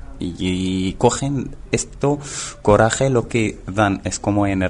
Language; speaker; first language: Spanish; non-native, learner; Arabic